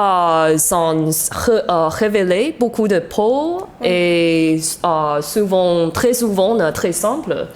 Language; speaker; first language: French; non-native, learner; Chinese